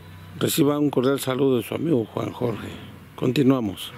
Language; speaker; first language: Spanish; native; Spanish